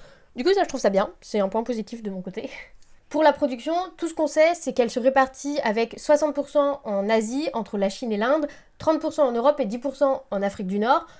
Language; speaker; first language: French; native; French